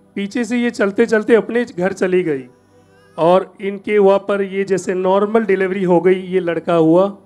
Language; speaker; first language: Hindi; native; Hindi